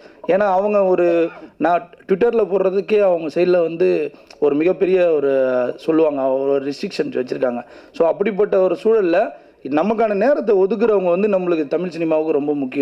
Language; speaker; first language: Tamil; native; Tamil